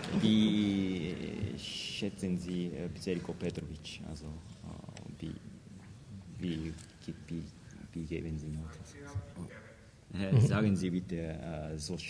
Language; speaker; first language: German; non-native, learner; Serbian